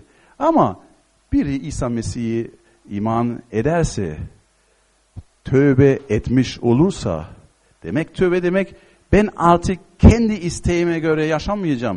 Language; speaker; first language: Turkish; non-native, fluent; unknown